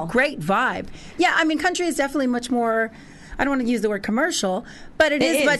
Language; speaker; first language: English; native; English